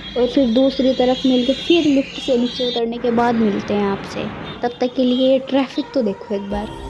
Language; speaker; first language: Hindi; native; Hindi